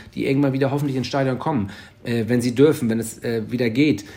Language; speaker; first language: German; native; German